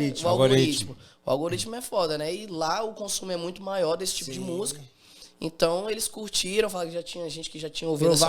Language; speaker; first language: Portuguese; native; Portuguese